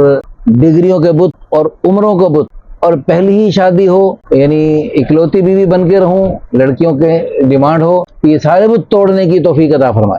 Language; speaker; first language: Urdu; native; Urdu